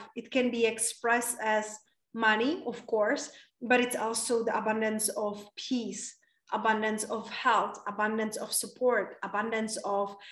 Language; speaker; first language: English; non-native, fluent; Czech